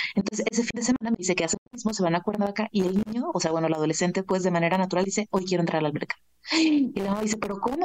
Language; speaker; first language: Spanish; native; Spanish